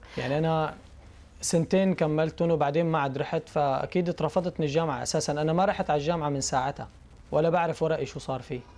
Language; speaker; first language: Arabic; native; Arabic